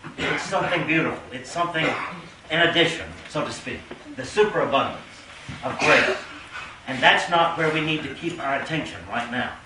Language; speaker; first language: English; native; English